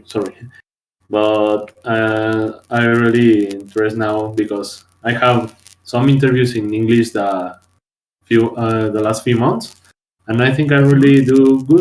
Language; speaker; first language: English; non-native, learner; Spanish